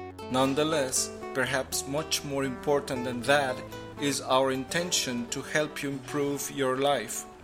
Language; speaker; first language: English; non-native, fluent; Spanish